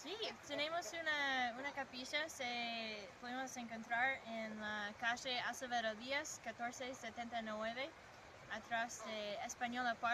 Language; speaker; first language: Spanish; non-native, learner; English